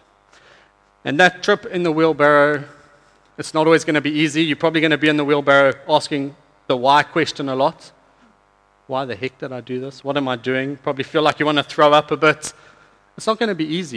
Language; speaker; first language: English; native; English